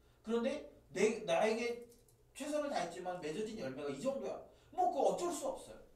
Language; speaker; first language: Korean; native; Korean